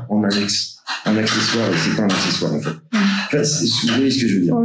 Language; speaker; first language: French; native; French